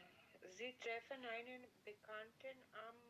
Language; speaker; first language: German; non-native, learner; Macedonian